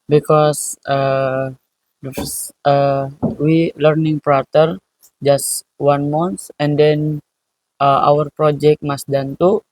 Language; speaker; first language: English; non-native, learner; Indonesian